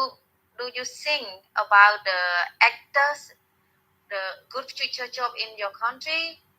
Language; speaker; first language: English; non-native, learner; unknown